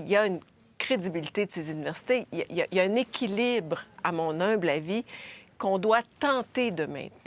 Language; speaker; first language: French; native; French